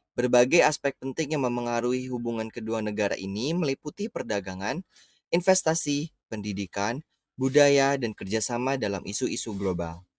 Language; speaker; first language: Indonesian; native; Indonesian